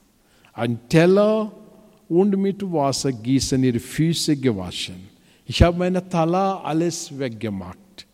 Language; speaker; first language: German; non-native, fluent; Telugu